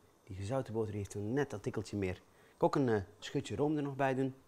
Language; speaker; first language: Dutch; native; Dutch